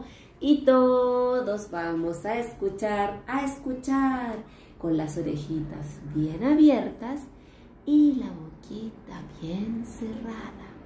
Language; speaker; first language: Spanish; native; Spanish